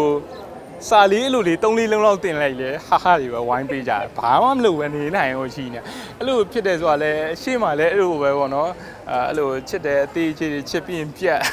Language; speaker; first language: Burmese; native; Burmese